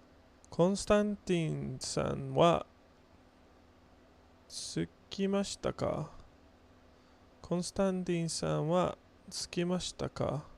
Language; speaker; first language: Japanese; non-native, learner; English